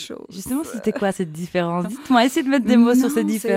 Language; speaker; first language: French; native; French